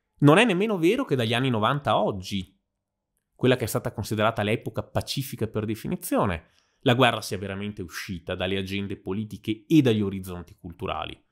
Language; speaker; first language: Italian; native; Italian